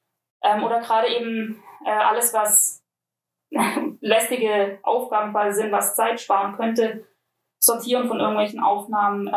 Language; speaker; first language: German; native; German